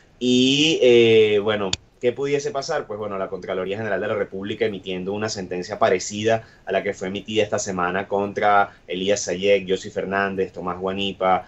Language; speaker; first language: Spanish; native; Spanish